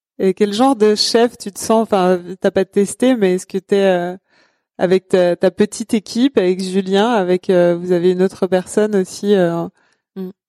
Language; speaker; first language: French; native; French